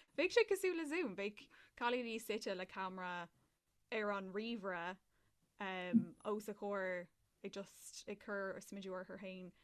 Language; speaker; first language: Irish; native; Irish